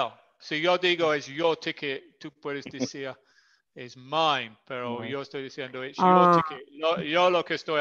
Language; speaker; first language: Spanish; non-native, fluent; English